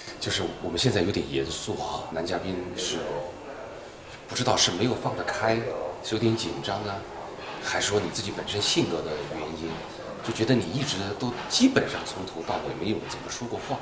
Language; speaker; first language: Chinese; native; Chinese